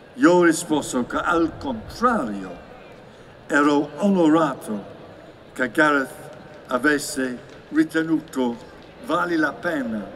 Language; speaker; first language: Italian; non-native, learner; English